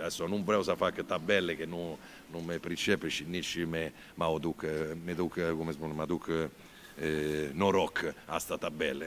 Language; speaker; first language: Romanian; non-native, learner; Italian